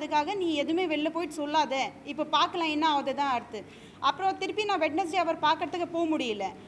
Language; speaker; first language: Tamil; non-native, local second language; Hindi